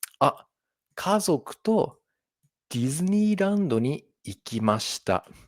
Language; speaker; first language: Japanese; non-native, fluent; English